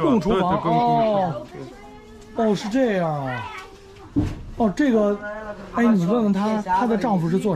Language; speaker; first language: Chinese; native; Chinese